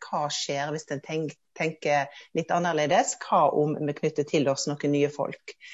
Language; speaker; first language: Norwegian; native; Norwegian